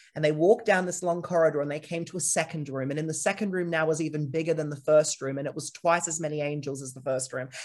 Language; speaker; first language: English; native; English